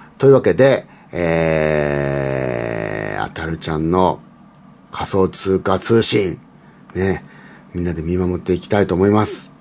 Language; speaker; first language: Japanese; native; Japanese